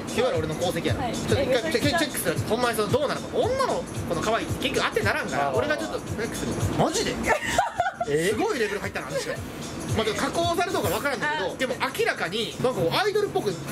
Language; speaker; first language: Japanese; native; Japanese